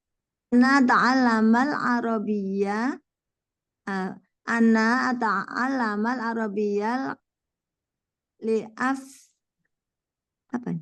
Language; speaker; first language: Arabic; non-native, learner; Indonesian